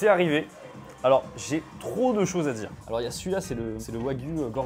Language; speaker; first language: French; native; French